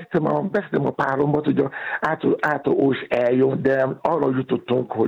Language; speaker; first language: Hungarian; non-native, fluent; Yoruba